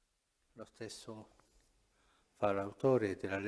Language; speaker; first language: Italian; non-native, fluent; Spanish